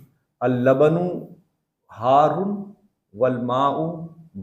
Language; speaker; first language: Arabic; non-native, learner; Urdu